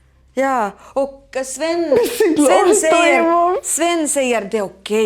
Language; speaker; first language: Swedish; non-native, fluent; Estonian